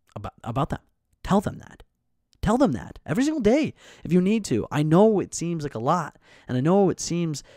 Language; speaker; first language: English; native; English